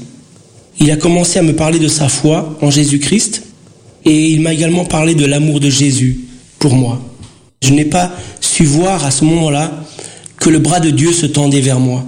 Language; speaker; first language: French; early bilingual, other home language; Portuguese